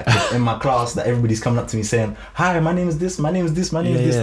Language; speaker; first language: English; early bilingual, other home language; Shona